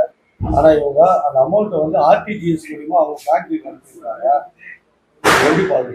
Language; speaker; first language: Tamil; native; Tamil